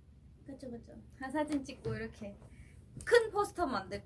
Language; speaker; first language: Korean; non-native, fluent; Thai